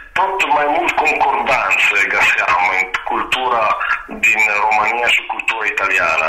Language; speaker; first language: Romanian; non-native, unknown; Italian